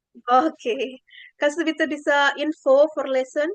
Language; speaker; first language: German; non-native, fluent; Indonesian